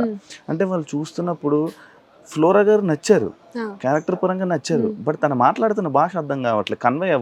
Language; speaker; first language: Telugu; native; Telugu